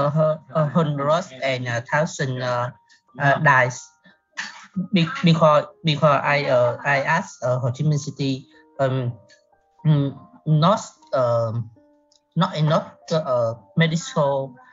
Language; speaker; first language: English; non-native, learner; Vietnamese